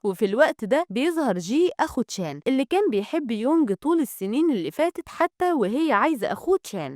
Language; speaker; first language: Arabic; native; Arabic